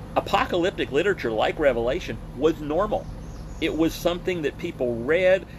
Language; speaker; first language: English; native; English